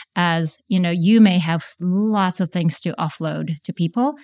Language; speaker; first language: English; non-native, fluent; Japanese